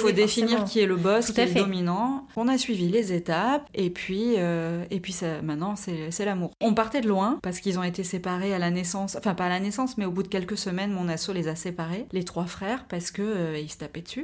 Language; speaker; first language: French; native; French